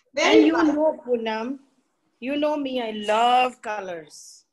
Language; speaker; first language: English; non-native, local second language; Hindi